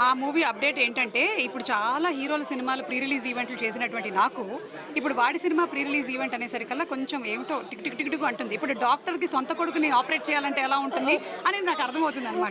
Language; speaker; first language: Telugu; native; Telugu